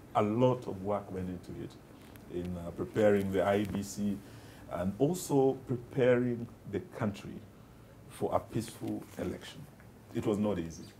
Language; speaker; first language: English; non-native, local second language; Luyia